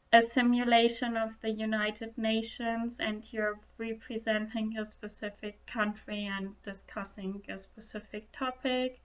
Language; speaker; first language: English; non-native, fluent; German